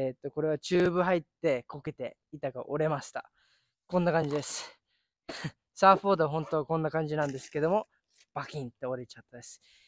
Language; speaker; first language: Japanese; early bilingual, other home language; English